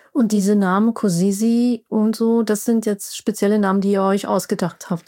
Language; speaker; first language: German; native; German